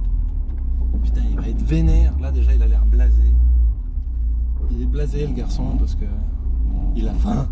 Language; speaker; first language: French; native; French